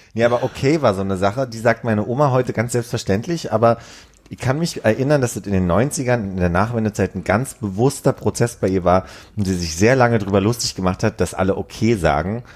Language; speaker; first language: German; native; German